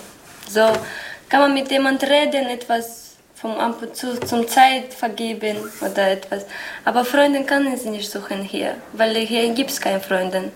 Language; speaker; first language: German; non-native, learner; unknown